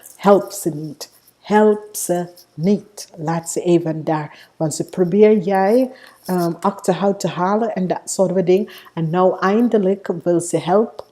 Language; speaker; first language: Dutch; non-native, fluent; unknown